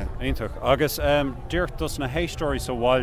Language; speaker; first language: Irish; non-native, local second language; English